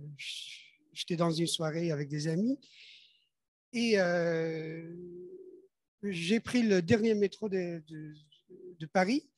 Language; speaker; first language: French; non-native, fluent; Persian